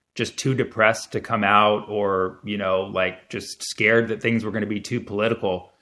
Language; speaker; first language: English; early bilingual, other home language; Arabic